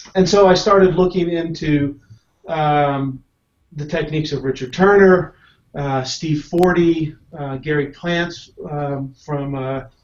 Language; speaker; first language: English; native; English